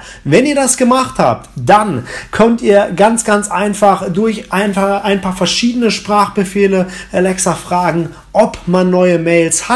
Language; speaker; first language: German; native; German